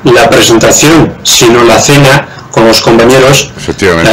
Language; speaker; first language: Spanish; non-native, fluent; Dutch